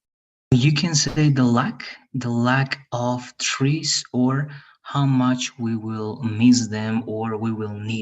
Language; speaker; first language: English; non-native, fluent; Spanish